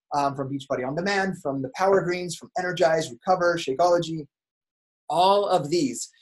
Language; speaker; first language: English; native; English